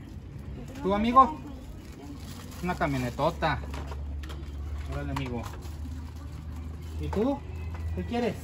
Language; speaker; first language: Spanish; native; Spanish